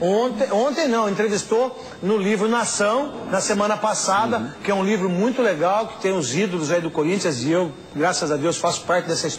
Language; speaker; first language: Portuguese; native; Portuguese